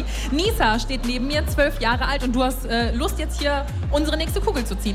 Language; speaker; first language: German; native; German